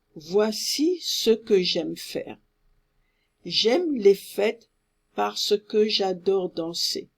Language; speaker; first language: French; non-native, fluent; English